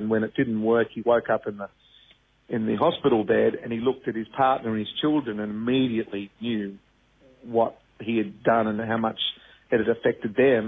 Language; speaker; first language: English; native; English